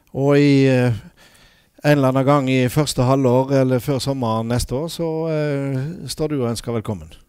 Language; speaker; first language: Norwegian; native; Norwegian